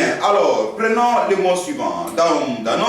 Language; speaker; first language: French; non-native, fluent; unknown